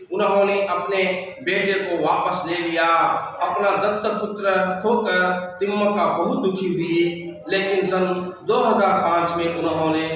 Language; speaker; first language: Hindi; non-native, local second language; Kannada